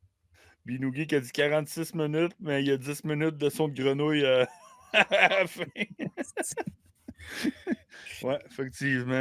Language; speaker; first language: French; native; French